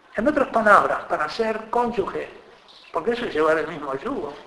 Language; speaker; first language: Spanish; native; Spanish